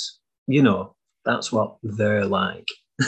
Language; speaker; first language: English; native; English